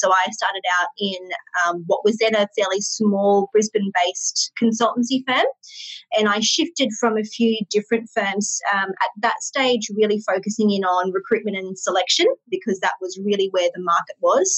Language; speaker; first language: English; native; English